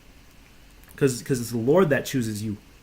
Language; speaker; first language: English; native; English